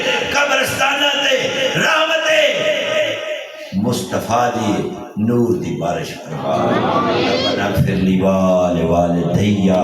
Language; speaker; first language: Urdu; non-native, local second language; Punjabi